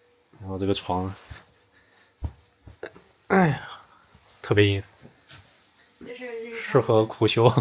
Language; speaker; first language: Chinese; native; Chinese